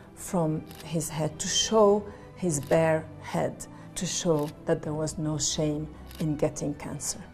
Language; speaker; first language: English; non-native, fluent; Arabic